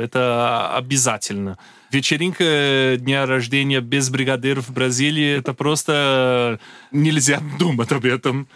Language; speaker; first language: Russian; non-native, learner; Portuguese